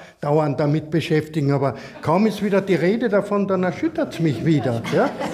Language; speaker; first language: German; native; German